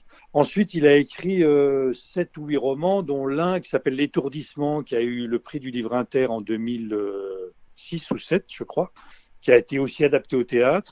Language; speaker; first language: French; native; French